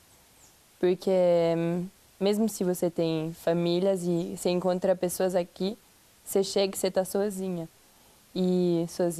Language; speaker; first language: Portuguese; non-native, fluent; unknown